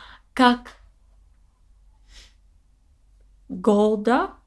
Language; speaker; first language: Russian; non-native, learner; English